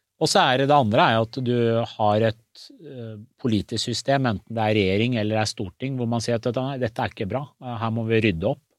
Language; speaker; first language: Norwegian; early bilingual, other home language; Persian